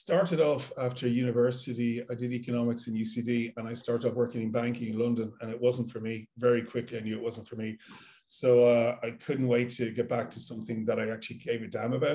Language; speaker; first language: English; native; English